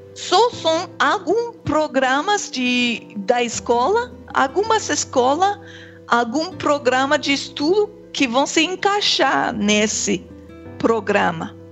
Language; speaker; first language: Portuguese; non-native, fluent; English